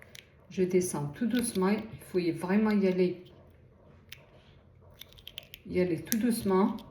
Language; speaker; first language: French; native; French